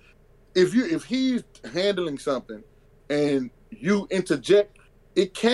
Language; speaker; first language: English; native; English